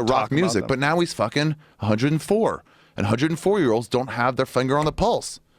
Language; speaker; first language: English; native; English